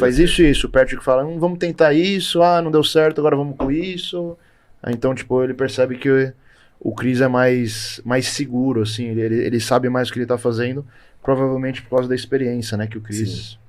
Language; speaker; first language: Portuguese; native; Portuguese